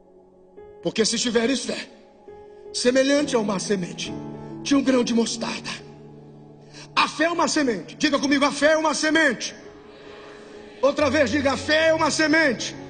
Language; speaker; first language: Portuguese; native; Portuguese